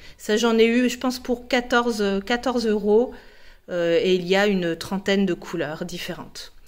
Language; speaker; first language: French; native; French